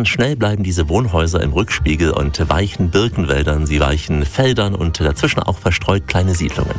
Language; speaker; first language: German; native; German